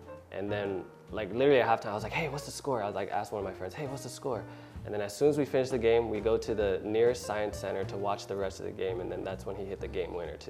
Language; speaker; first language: English; early bilingual, other home language; Chinese